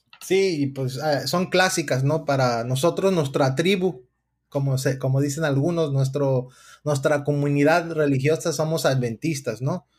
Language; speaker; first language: Spanish; early bilingual, heritage; Spanish